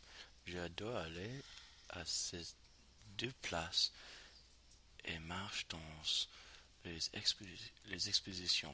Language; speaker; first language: French; non-native, learner; English